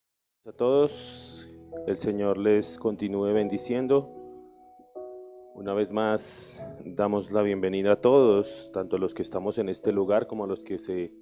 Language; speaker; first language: Spanish; native; Spanish